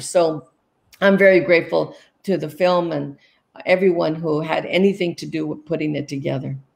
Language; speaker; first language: English; early bilingual, other home language; Spanish